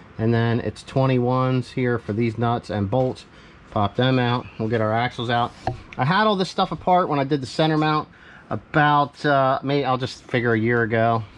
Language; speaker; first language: English; native; English